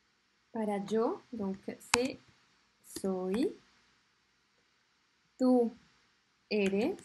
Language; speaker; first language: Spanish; non-native, fluent; French